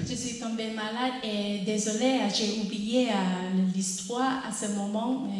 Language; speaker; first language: French; non-native, learner; Thai